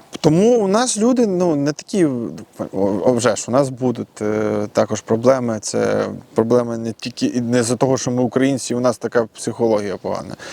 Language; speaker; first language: Ukrainian; non-native, local second language; Russian